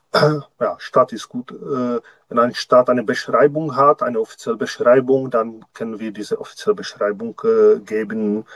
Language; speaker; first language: German; non-native, learner; Czech